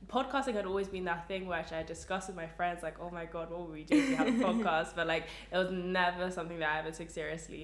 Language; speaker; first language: English; native; English